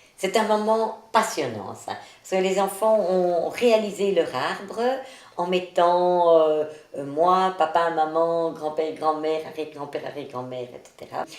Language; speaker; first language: French; native; French